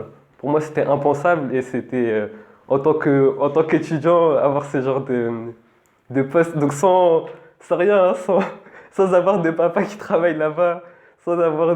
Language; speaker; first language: French; native; French